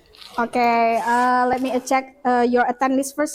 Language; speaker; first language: English; non-native, fluent; Indonesian